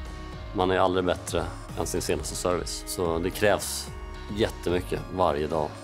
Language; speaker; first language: Swedish; native; Swedish